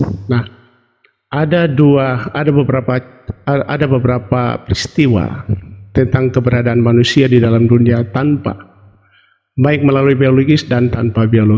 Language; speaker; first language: Indonesian; native; Indonesian